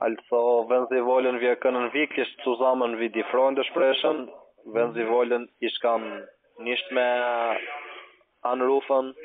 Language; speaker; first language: German; non-native, learner; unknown